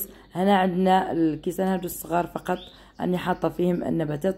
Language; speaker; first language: Arabic; native; Arabic